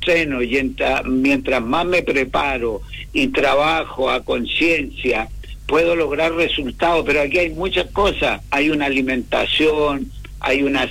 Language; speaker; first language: Spanish; native; Spanish